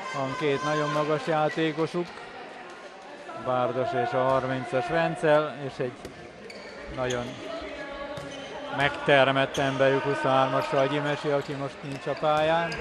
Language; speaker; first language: Hungarian; native; Hungarian